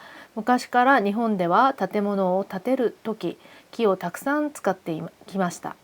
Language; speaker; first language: Japanese; non-native, fluent; Korean